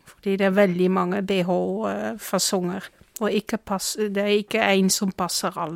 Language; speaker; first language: Norwegian; non-native, fluent; Dutch